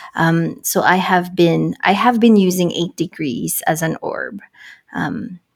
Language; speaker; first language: English; non-native, local second language; Filipino